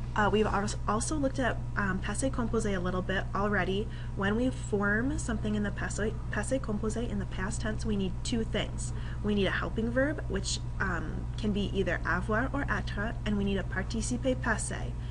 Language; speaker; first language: English; native; English